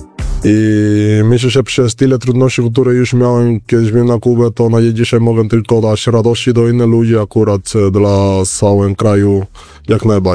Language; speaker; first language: Polish; non-native, fluent; Spanish